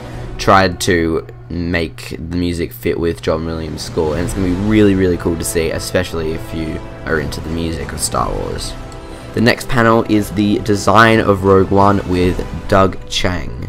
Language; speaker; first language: English; native; English